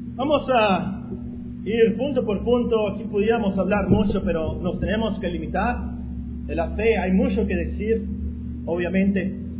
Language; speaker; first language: Spanish; non-native, fluent; English